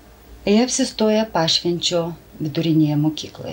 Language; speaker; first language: Lithuanian; native; Lithuanian